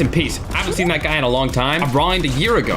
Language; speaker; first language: English; native; English